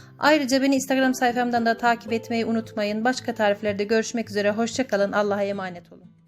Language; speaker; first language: Turkish; native; Turkish